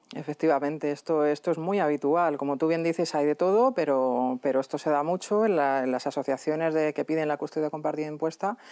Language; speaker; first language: Spanish; native; Spanish